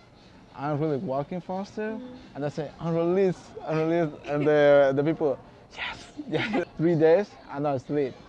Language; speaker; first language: English; non-native, learner; Spanish